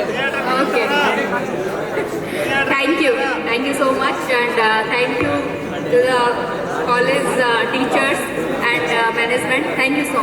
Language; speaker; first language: Telugu; non-native, fluent; Odia